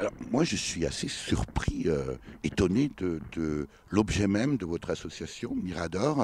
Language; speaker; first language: French; native; French